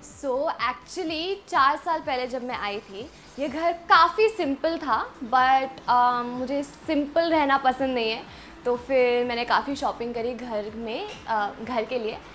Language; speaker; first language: Hindi; early bilingual, heritage; Hindi